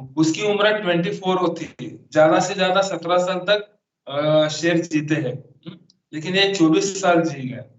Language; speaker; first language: Hindi; non-native, local second language; Marathi